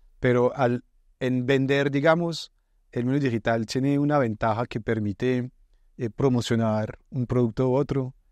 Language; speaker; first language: Spanish; non-native, fluent; French